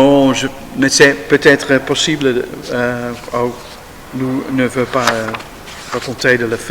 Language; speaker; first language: French; non-native, learner; Dutch